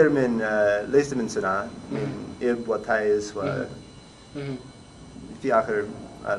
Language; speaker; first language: Arabic; non-native, learner; English